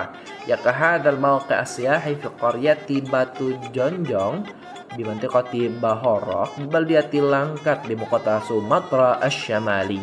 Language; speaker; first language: Arabic; non-native, learner; Indonesian